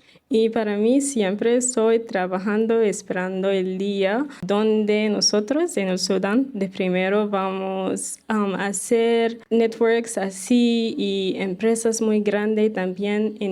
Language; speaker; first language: Spanish; non-native, fluent; Arabic